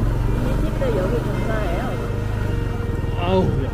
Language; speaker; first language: Korean; non-native, learner; Vietnamese